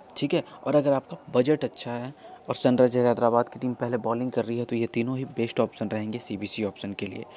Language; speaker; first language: Hindi; native; Hindi